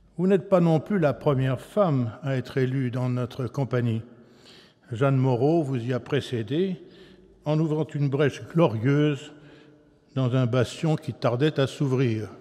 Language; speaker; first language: French; native; French